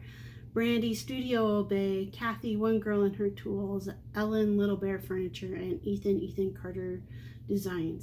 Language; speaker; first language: English; native; English